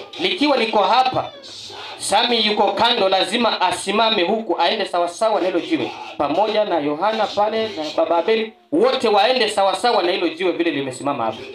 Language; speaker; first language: Swahili; native; Swahili